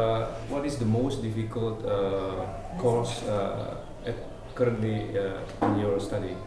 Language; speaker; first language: English; non-native, fluent; Indonesian